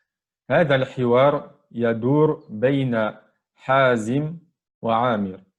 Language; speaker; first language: Arabic; non-native, fluent; French